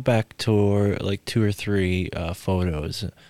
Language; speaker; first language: English; native; English